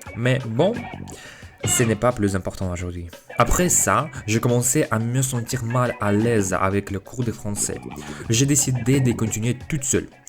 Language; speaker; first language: French; non-native, fluent; Russian